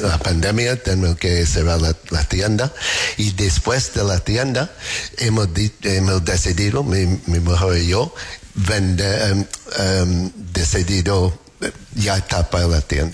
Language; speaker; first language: Spanish; non-native, fluent; English